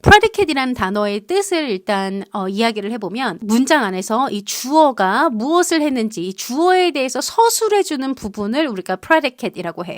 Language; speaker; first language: Korean; native; Korean